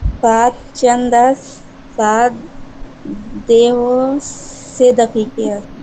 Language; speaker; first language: Persian; non-native, learner; Urdu